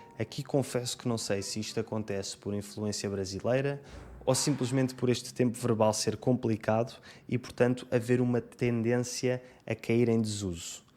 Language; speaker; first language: Portuguese; native; Portuguese